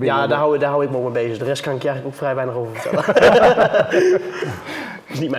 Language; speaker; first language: Dutch; native; Dutch